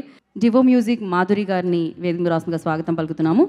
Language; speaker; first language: Telugu; native; Telugu